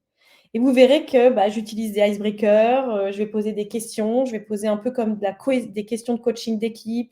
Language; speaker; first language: French; native; French